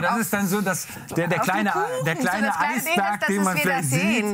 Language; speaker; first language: German; native; German